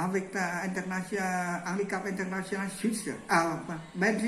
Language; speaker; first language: French; non-native, learner; Vietnamese